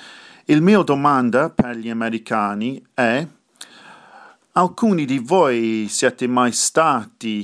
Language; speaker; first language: Italian; non-native, fluent; English